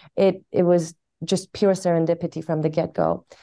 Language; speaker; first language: English; non-native, fluent; Persian